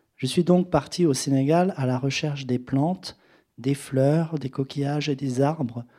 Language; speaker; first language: French; native; French